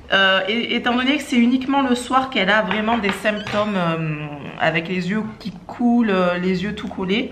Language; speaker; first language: French; native; French